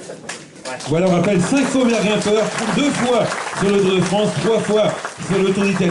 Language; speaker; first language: French; native; French